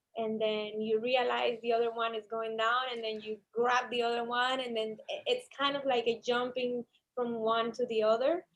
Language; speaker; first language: English; non-native, fluent; Spanish